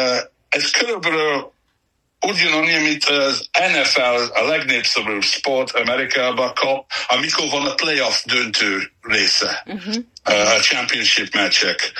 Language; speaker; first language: Hungarian; non-native, fluent; English